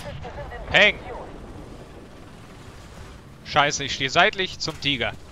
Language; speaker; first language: German; native; German